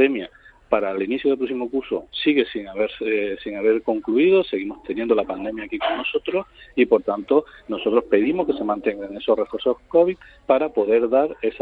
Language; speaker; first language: Spanish; native; Spanish